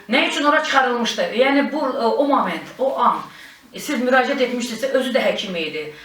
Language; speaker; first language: Azerbaijani; native; Azerbaijani